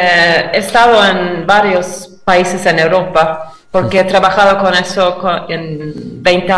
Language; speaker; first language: Spanish; non-native, learner; Swedish